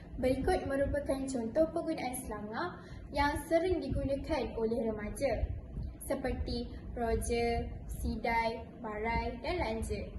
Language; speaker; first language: Malay; native; Malay